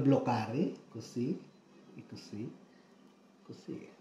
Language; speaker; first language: Italian; non-native, learner; Filipino